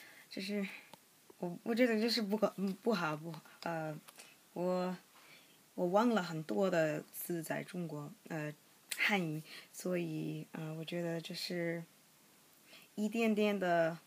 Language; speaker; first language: Chinese; non-native, learner; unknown